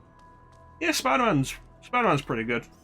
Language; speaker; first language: English; native; English